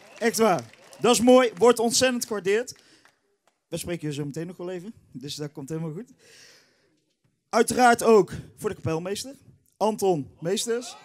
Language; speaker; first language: Dutch; native; Dutch